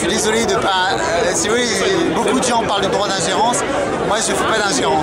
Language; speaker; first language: French; native; French